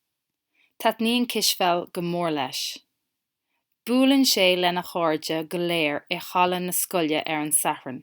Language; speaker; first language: Irish; non-native, local second language; English